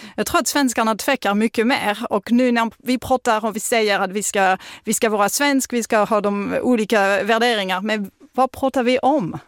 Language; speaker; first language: Swedish; non-native, fluent; French